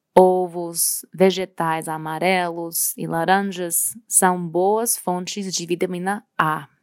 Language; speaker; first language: Portuguese; non-native, fluent; English